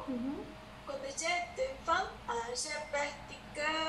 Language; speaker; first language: French; non-native, learner; Spanish